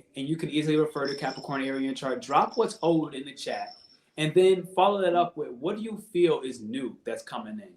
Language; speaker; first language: English; native; English